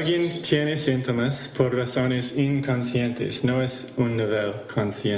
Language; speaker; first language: Spanish; non-native, fluent; English